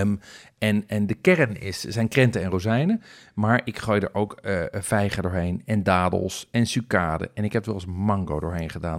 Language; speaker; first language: Dutch; native; Dutch